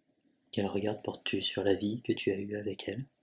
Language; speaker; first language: French; native; French